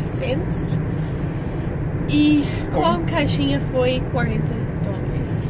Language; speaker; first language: Portuguese; non-native, fluent; English